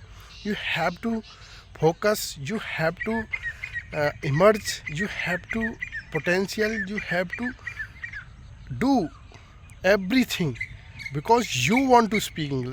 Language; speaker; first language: English; non-native, local second language; Hindi